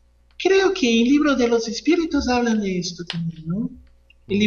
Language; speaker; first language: Spanish; non-native, fluent; Portuguese